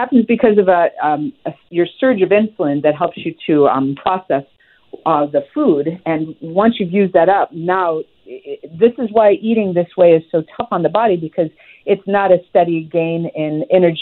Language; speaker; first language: English; native; English